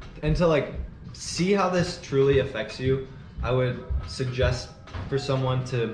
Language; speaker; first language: English; native; English